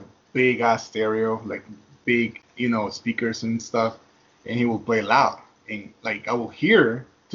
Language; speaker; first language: English; non-native, fluent; Spanish